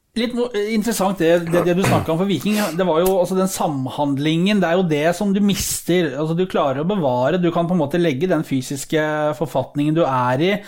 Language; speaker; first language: Norwegian; native; Norwegian